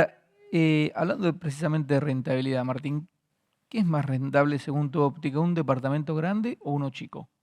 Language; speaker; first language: Spanish; native; Spanish